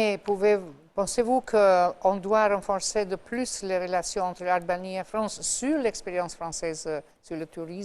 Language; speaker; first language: French; non-native, fluent; Albanian